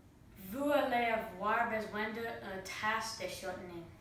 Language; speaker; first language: French; non-native, learner; English